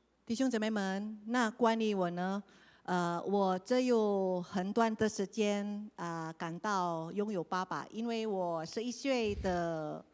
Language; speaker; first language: Chinese; non-native, learner; Indonesian